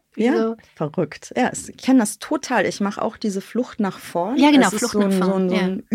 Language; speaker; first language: German; native; German